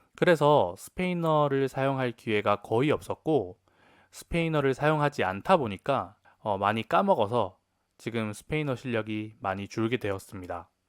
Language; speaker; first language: Korean; native; Korean